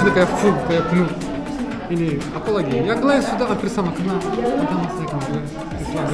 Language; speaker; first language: Indonesian; non-native, fluent; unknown